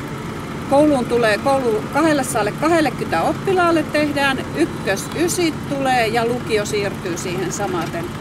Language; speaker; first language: Finnish; native; Finnish